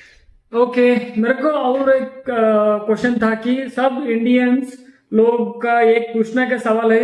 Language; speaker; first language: Hindi; non-native, local second language; Kannada